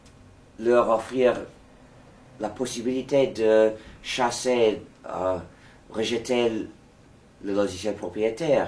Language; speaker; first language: French; non-native, fluent; English